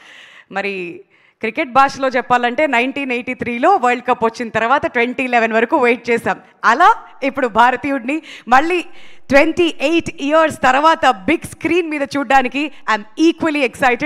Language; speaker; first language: Telugu; native; Telugu